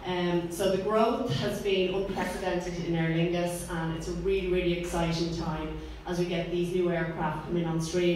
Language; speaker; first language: English; native; English